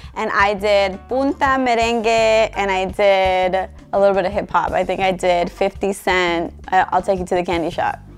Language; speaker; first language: English; early bilingual, other home language; Spanish